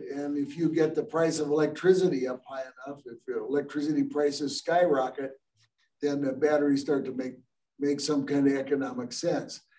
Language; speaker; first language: English; native; English